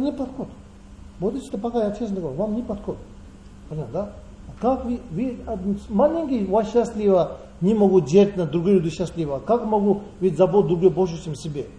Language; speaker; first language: Russian; non-native, learner; Tibetan